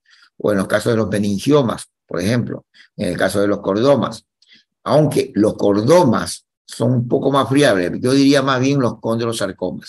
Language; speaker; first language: Spanish; native; Spanish